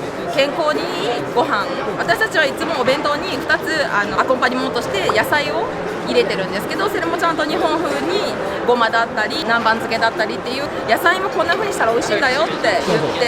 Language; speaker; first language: Japanese; native; Japanese